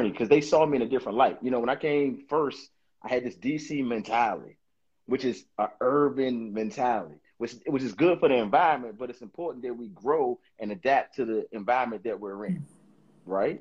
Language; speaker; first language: English; native; English